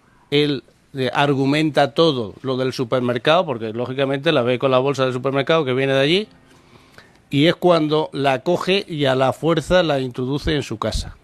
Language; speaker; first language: Spanish; native; Spanish